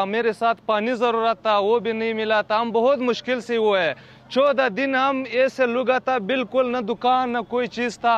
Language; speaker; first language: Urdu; non-native, learner; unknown